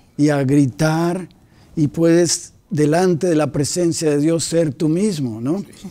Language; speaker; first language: Spanish; native; Spanish